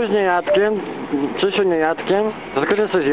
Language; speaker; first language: Polish; native; Polish